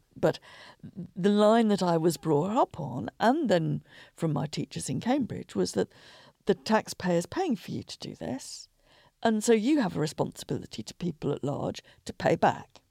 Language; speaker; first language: English; native; English